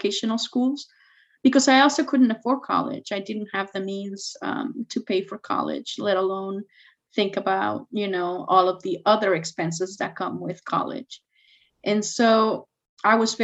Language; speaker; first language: English; non-native, fluent; Spanish